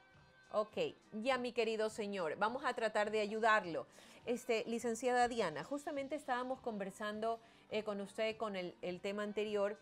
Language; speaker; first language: Spanish; native; Spanish